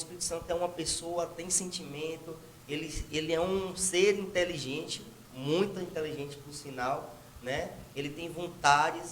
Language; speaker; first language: Portuguese; native; Portuguese